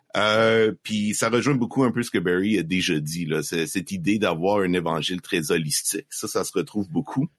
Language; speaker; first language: French; native; French